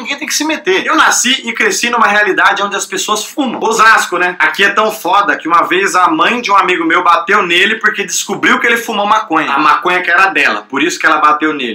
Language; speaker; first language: Portuguese; native; Portuguese